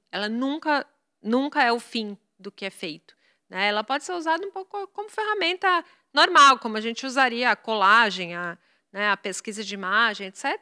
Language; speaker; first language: Portuguese; native; Portuguese